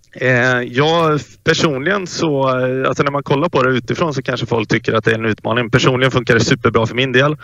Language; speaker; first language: Swedish; native; Swedish